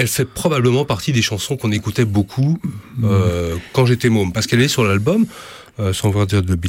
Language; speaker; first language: French; native; French